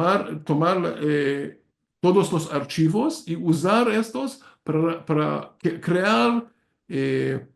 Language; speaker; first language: Spanish; non-native, learner; Hungarian